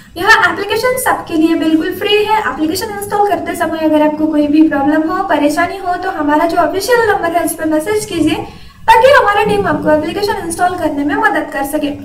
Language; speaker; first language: Hindi; non-native, local second language; Marathi